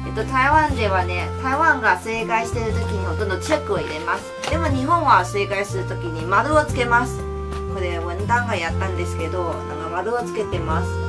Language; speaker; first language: Japanese; non-native, fluent; Chinese